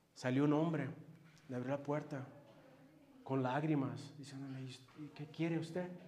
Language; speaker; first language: Spanish; early bilingual, heritage; Spanish